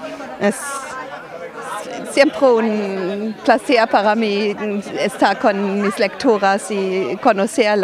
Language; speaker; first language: Spanish; non-native, fluent; German